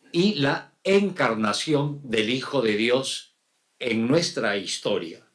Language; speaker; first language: Spanish; native; Spanish